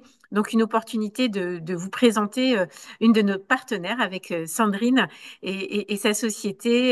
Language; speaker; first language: French; native; French